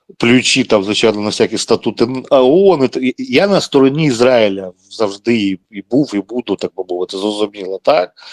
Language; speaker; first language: Ukrainian; non-native, local second language; Russian